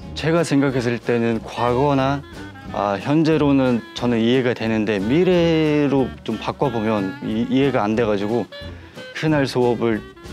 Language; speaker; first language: Korean; non-native, fluent; Mongolian